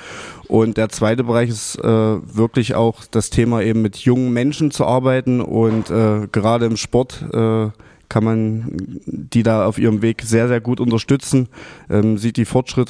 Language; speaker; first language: German; native; German